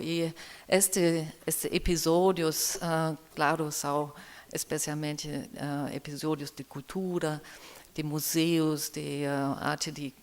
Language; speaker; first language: Portuguese; non-native, learner; German